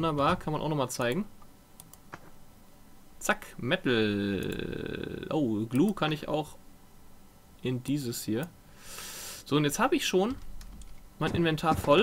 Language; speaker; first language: German; native; German